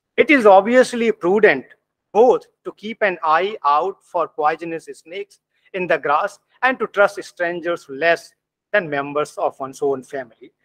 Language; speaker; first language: English; non-native, local second language; Hindi